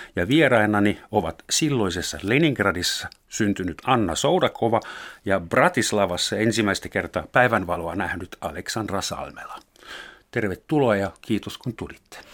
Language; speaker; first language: Finnish; non-native, fluent; German